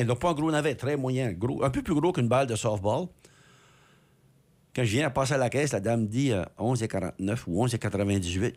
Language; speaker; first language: French; native; French